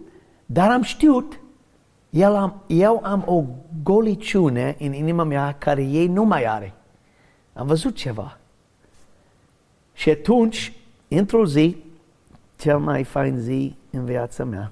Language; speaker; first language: Romanian; early bilingual, heritage; English